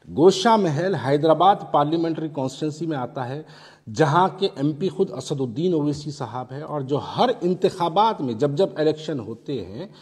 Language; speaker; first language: Hindi; non-native, local second language; Urdu